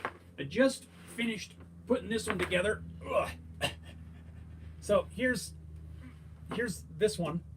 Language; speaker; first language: English; native; English